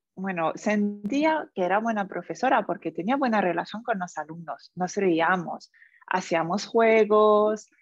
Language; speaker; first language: Spanish; non-native, fluent; French